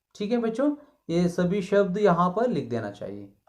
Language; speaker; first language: Hindi; non-native, local second language; Kannada